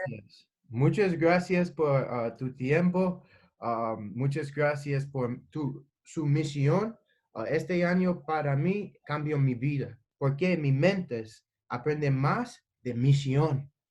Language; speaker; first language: Spanish; non-native, learner; English